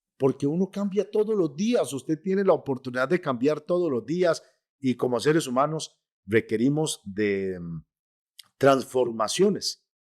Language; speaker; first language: Spanish; native; Spanish